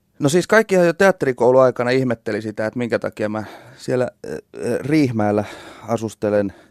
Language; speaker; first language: Finnish; native; Finnish